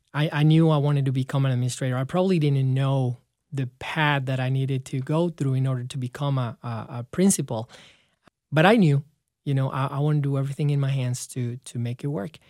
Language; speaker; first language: English; non-native, fluent; Spanish